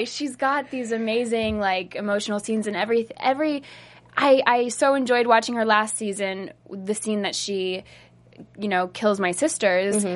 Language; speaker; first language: English; native; English